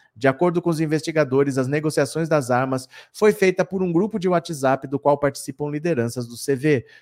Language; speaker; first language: Portuguese; native; Portuguese